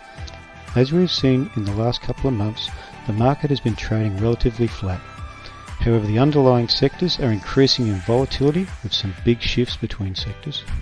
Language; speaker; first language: English; native; English